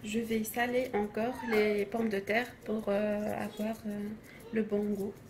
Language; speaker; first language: French; non-native, local second language; Arabic